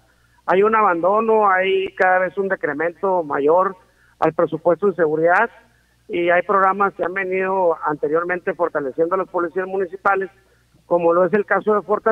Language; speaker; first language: Spanish; native; Spanish